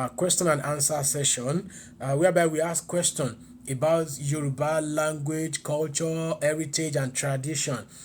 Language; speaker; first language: English; non-native, local second language; Yoruba